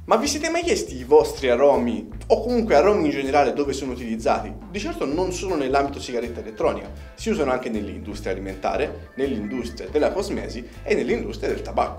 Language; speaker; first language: Italian; native; Italian